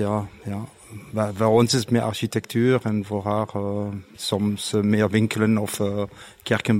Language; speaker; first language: Dutch; non-native, local second language; French